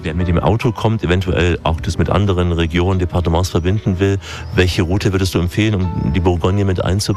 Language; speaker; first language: German; native; German